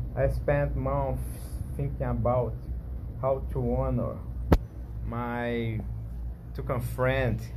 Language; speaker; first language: English; non-native, learner; Portuguese